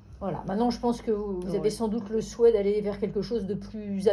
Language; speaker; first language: French; native; French